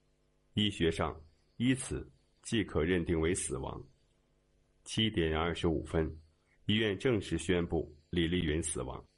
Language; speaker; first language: Chinese; native; Chinese